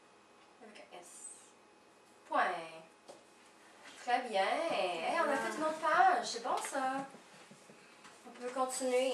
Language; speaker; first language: French; native; French